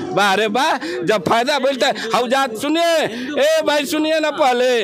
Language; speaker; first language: Hindi; native; Hindi